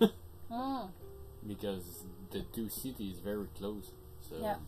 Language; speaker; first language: English; native; English